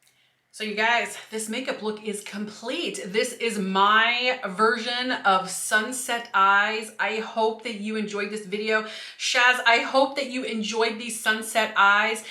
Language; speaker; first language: English; native; English